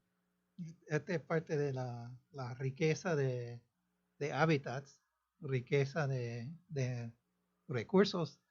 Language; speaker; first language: Spanish; non-native, fluent; English